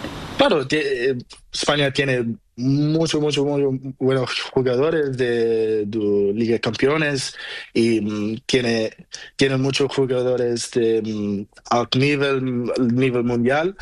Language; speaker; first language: Spanish; non-native, learner; Portuguese